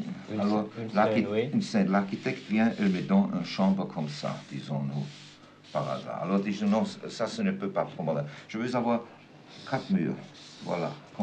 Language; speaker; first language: French; non-native, fluent; German